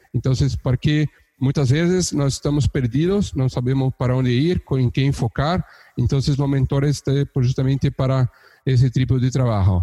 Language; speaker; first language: Portuguese; native; Portuguese